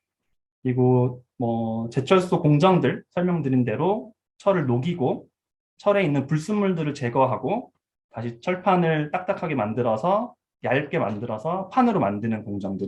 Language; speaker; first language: Korean; early bilingual, heritage; Korean